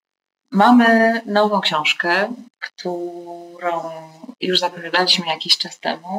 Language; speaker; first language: Polish; native; Polish